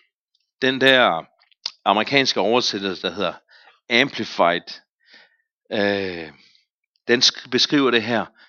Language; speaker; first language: Danish; native; Danish